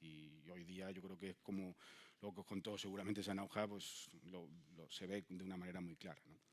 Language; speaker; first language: Spanish; native; Spanish